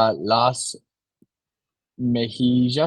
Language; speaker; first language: Spanish; non-native, learner; English